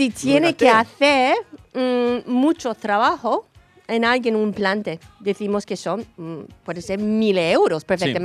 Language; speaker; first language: Spanish; non-native, fluent; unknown